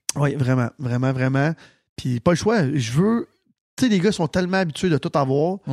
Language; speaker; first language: French; native; French